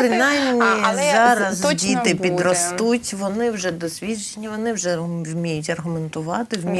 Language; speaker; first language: Ukrainian; native; Ukrainian